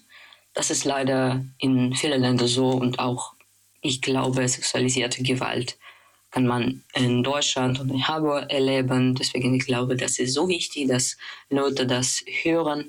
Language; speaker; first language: German; non-native, fluent; Russian